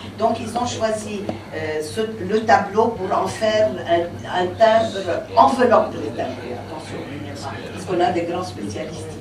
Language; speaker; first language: French; non-native, local second language; Arabic